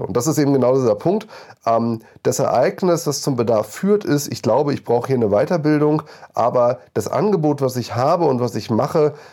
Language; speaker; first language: German; native; German